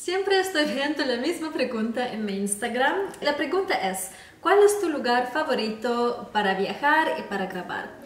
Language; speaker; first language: Spanish; non-native, fluent; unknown